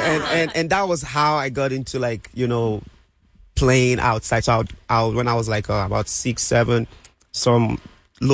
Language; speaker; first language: English; non-native, local second language; Yoruba